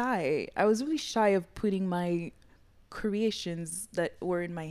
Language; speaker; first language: English; non-native, fluent; Haitian Creole